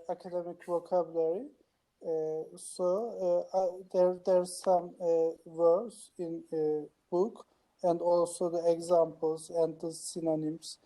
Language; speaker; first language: English; non-native, learner; Turkish